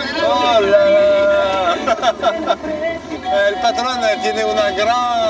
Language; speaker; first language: Spanish; non-native, learner; French